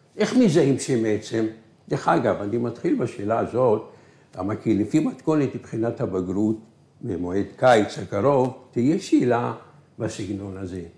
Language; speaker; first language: Hebrew; non-native, local second language; Arabic